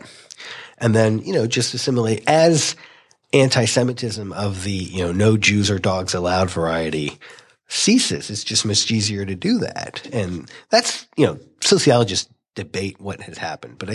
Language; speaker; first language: English; native; English